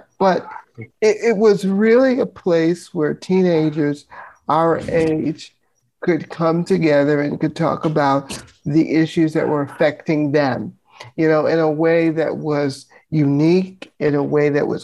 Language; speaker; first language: English; native; English